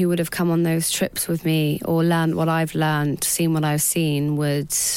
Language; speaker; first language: English; native; English